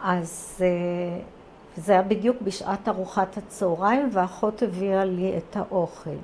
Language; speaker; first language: Hebrew; early bilingual, other home language; Croatian